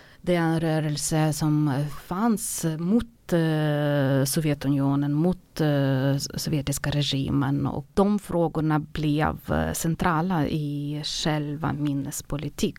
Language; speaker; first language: Swedish; non-native, fluent; Ukrainian